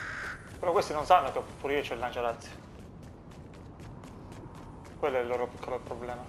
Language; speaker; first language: Italian; native; Italian